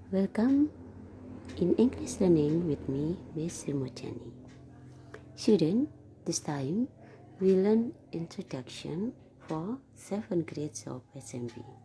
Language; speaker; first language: English; non-native, learner; Indonesian